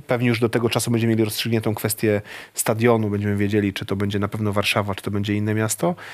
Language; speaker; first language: Polish; native; Polish